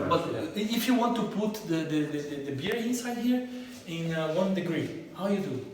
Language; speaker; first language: English; non-native, learner; Portuguese